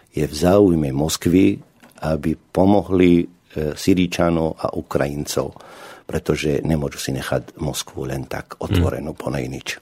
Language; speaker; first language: Slovak; non-native, fluent; Arabic